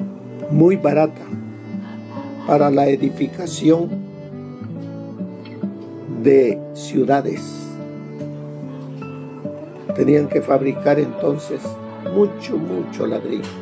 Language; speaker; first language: Spanish; native; Spanish